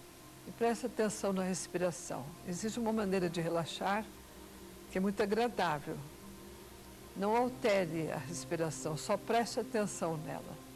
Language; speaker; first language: Portuguese; native; Portuguese